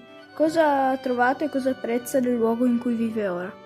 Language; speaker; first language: Italian; native; Italian